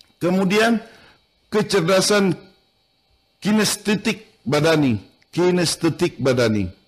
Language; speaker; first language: Indonesian; non-native, local second language; Banjar